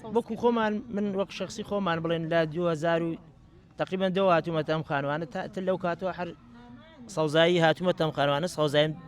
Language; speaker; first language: Central Kurdish; non-native, local second language; Gurani